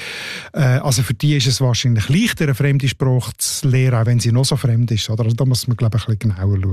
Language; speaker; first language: German; native; German